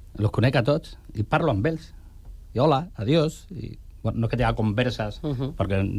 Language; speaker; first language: Catalan; non-native, local second language; Spanish